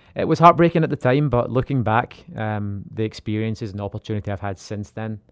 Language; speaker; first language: English; native; English